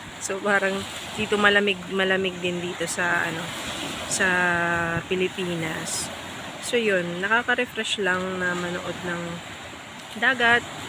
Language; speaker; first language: Filipino; non-native, local second language; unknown